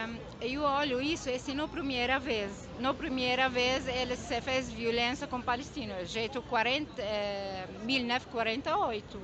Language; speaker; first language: Portuguese; non-native, learner; Arabic